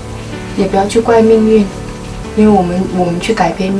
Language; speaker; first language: Chinese; native; Chinese